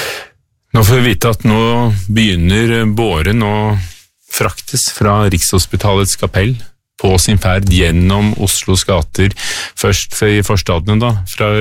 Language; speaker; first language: Norwegian; native; Norwegian